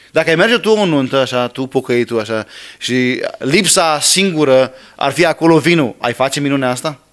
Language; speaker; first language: Romanian; non-native, fluent; English